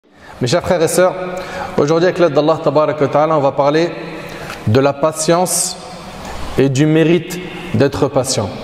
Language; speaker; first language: French; native; French